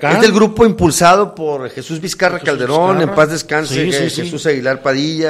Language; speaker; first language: Spanish; native; Spanish